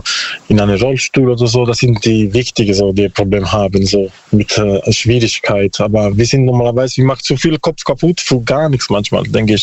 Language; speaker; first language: German; non-native, learner; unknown